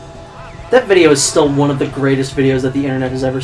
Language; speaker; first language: English; native; English